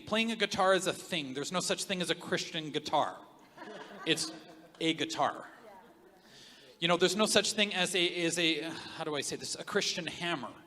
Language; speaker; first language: English; native; English